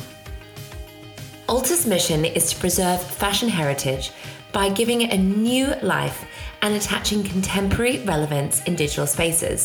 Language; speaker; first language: English; native; English